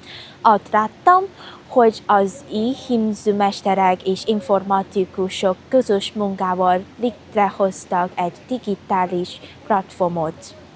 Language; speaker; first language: Hungarian; non-native, learner; Chinese